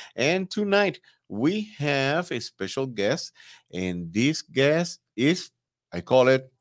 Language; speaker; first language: English; non-native, fluent; Spanish